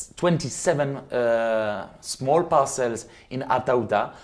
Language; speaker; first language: English; non-native, fluent; French